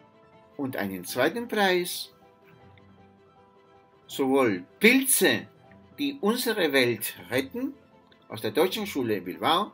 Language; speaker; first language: German; non-native, fluent; Spanish